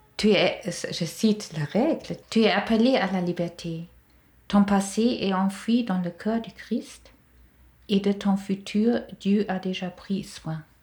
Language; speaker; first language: French; non-native, fluent; German